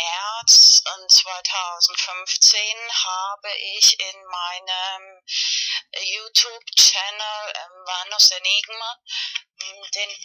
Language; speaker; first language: German; non-native, fluent; Spanish